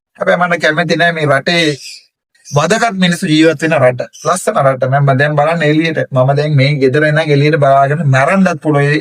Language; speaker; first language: Sinhala; non-native, local second language; Tamil